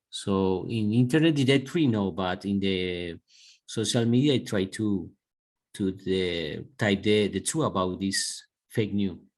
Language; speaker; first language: English; non-native, learner; Spanish